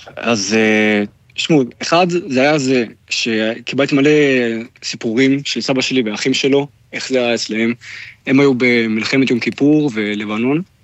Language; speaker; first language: Hebrew; non-native, fluent; German